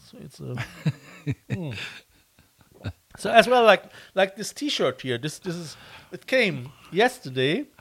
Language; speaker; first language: English; non-native, fluent; German